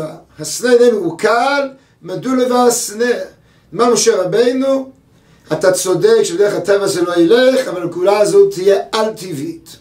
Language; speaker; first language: Hebrew; native; Hebrew